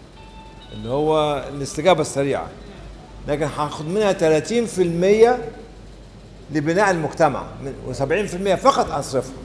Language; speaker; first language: Arabic; native; Arabic